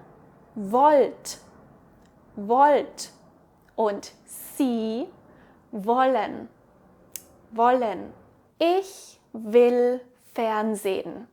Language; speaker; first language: German; native; German